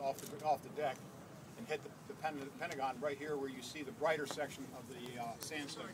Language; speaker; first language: English; native; English